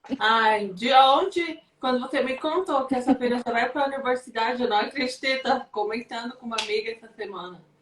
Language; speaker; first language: Portuguese; native; Portuguese